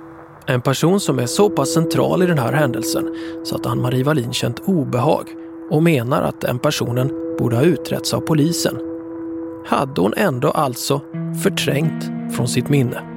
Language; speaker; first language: Swedish; native; Swedish